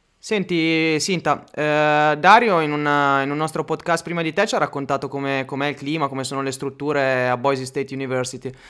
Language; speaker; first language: Italian; native; Italian